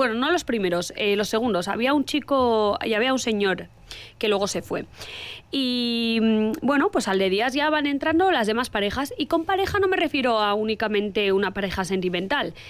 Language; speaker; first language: Spanish; early bilingual, other home language; Arabic